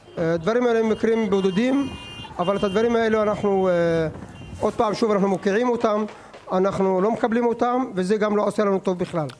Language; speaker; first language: Hebrew; non-native, local second language; Arabic